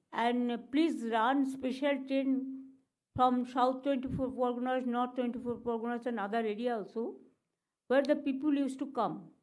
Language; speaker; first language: English; non-native, local second language; Bangla